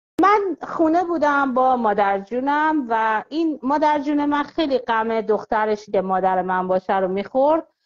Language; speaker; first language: Persian; early bilingual, heritage; Persian